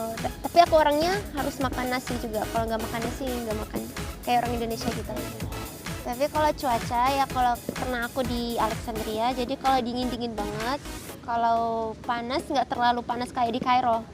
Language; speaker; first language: Indonesian; early bilingual, heritage; Indonesian